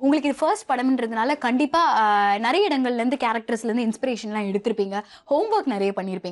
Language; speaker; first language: Tamil; native; Tamil